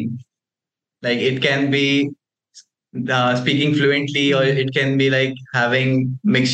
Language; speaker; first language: English; non-native, local second language; Hindi